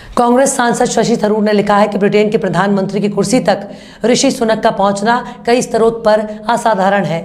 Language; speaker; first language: Hindi; native; Hindi